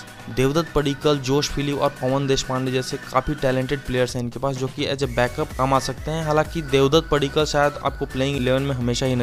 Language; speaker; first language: Hindi; native; Hindi